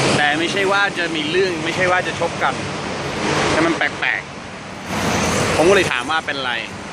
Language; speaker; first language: Thai; non-native, fluent; English